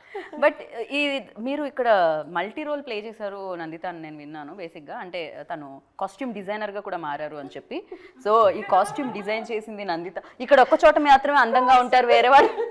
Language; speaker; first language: Telugu; native; Telugu